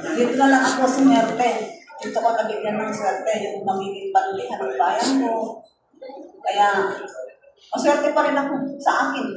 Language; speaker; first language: Filipino; non-native, local second language; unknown